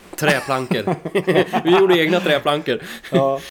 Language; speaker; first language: Swedish; native; Swedish